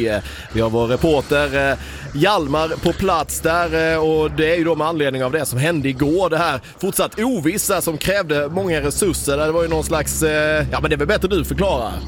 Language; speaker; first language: Swedish; native; Swedish